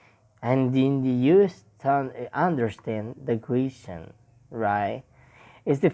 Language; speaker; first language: English; non-native, learner; Spanish